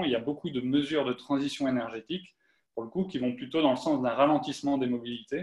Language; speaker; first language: French; native; French